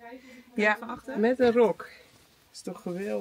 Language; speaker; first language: Dutch; native; Dutch